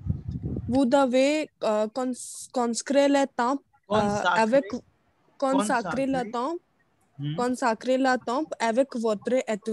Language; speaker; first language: French; non-native, learner; Hindi